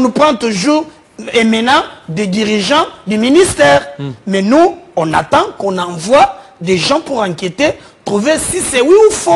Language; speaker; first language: French; non-native, local second language; Lingala